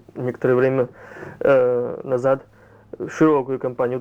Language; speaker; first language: Russian; native; Russian